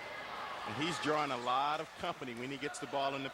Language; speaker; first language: English; native; English